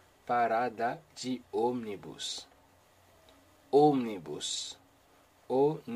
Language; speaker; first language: Portuguese; non-native, learner; Haitian Creole